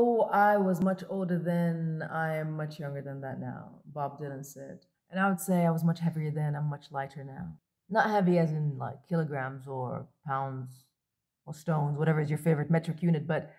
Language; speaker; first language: English; non-native, local second language; Arabic